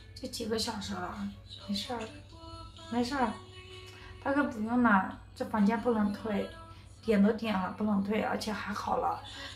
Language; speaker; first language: Chinese; native; Chinese